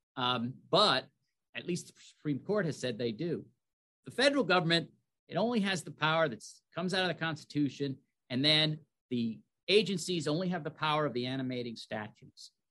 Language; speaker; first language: English; native; English